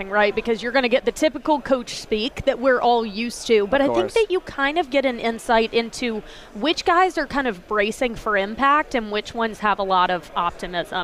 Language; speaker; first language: English; native; English